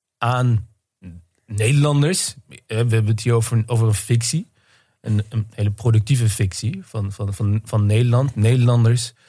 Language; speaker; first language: Dutch; early bilingual, other home language; Turkish